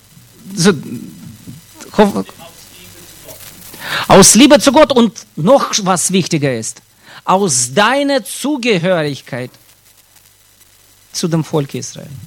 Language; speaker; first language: German; non-native, fluent; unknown